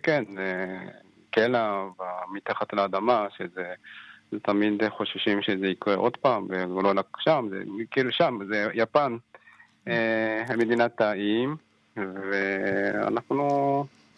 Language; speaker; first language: Hebrew; non-native, fluent; Japanese